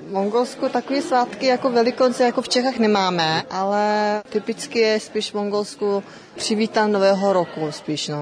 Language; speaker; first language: Czech; non-native, fluent; Mongolian